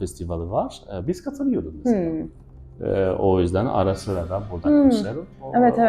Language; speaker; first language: Turkish; non-native, fluent; French